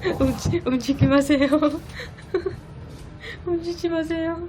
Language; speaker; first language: Korean; non-native, learner; Vietnamese